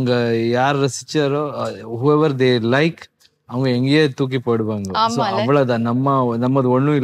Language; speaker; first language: Tamil; non-native, local second language; Kannada